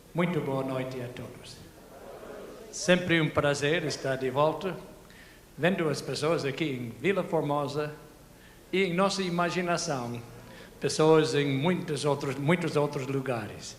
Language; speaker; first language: Portuguese; non-native, fluent; English